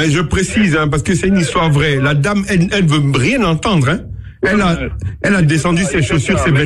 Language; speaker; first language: French; non-native, local second language; Akan